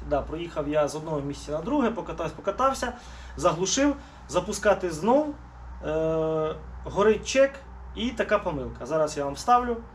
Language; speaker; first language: Ukrainian; non-native, local second language; Russian